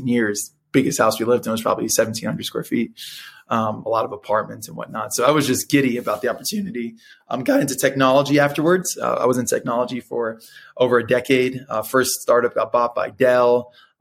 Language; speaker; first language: English; early bilingual, other home language; Spanish